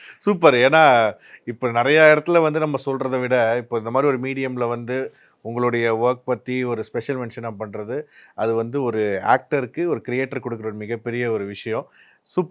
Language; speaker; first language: Tamil; native; Tamil